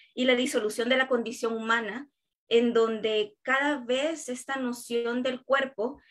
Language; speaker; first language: Spanish; native; Spanish